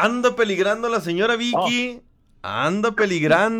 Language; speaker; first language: Spanish; native; Spanish